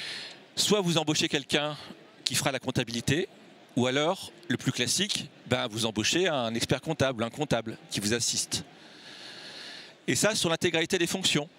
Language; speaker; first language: French; native; French